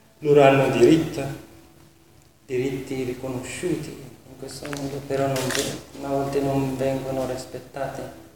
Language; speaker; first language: Italian; non-native, fluent; Persian